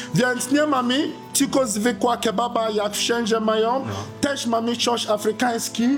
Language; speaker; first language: Polish; non-native, learner; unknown